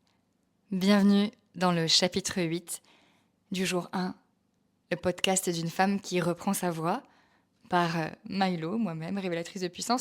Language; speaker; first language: French; native; French